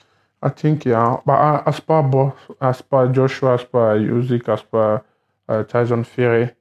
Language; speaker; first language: English; non-native, learner; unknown